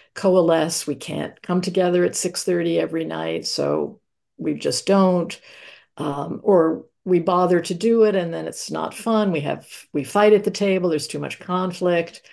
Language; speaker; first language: English; native; English